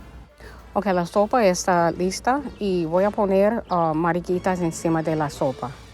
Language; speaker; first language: Spanish; early bilingual, heritage; Spanish